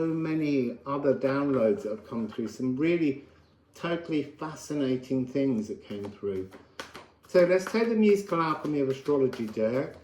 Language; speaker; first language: English; native; English